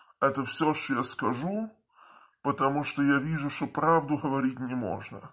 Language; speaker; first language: Russian; early bilingual, heritage; Russian